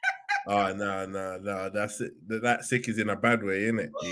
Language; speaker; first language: English; native; English